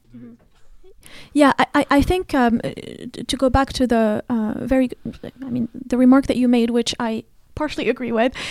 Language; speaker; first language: English; non-native, fluent; Arabic